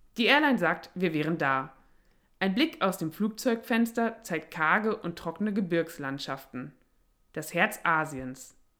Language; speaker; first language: German; native; German